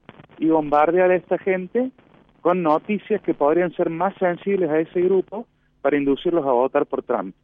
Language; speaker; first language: Spanish; native; Spanish